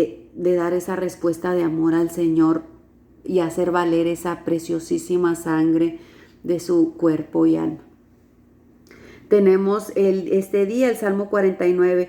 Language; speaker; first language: Spanish; native; Spanish